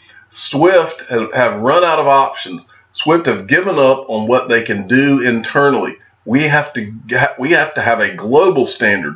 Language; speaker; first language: English; native; English